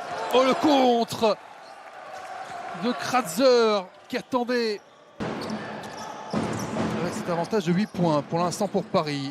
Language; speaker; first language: French; native; French